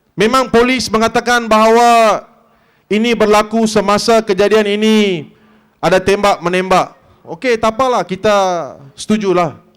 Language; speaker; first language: Malay; non-native, local second language; Tamil